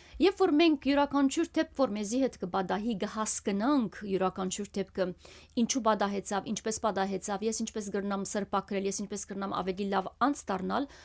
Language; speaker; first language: Armenian; early bilingual, heritage; Armenian